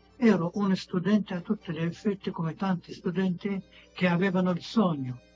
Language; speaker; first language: Italian; non-native, fluent; Arabic